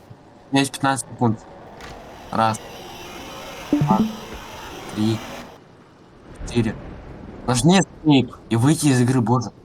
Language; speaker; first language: Russian; native; Russian